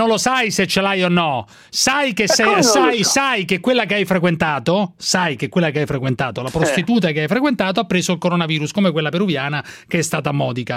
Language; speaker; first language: Italian; native; Italian